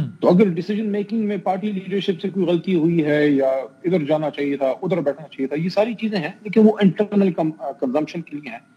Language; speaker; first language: Urdu; non-native, local second language; Pashto